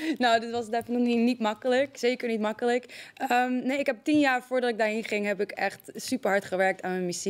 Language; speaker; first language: Dutch; native; Dutch